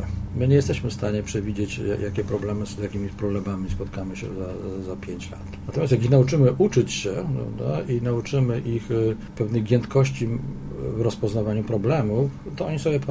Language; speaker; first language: Polish; native; Polish